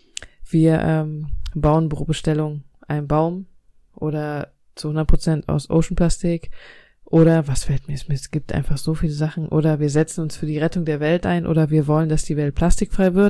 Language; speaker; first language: German; native; German